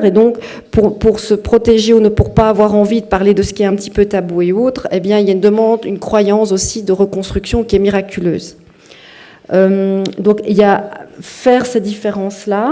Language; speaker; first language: French; native; French